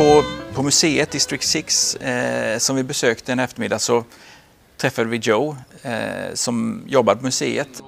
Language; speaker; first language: Swedish; native; Swedish